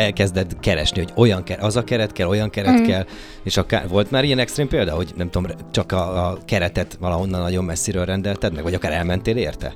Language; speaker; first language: Hungarian; native; Hungarian